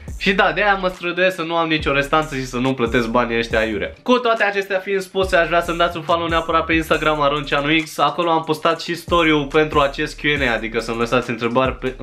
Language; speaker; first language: Romanian; early bilingual, other home language; Chinese